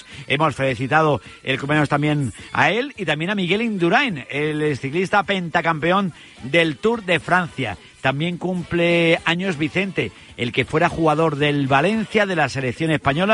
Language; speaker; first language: Spanish; native; Spanish